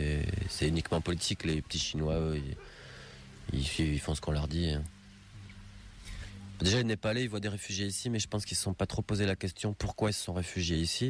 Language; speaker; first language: French; native; French